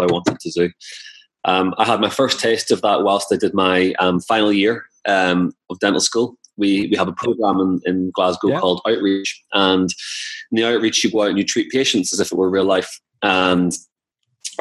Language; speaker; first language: English; native; English